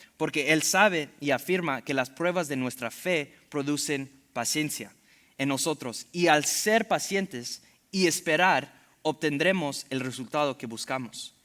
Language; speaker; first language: Spanish; early bilingual, heritage; Spanish